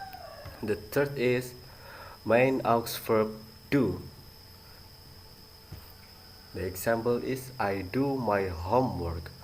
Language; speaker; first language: English; non-native, learner; Indonesian